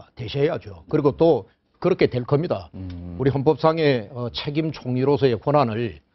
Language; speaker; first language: Korean; native; Korean